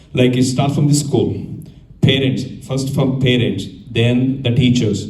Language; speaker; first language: English; non-native, local second language; Telugu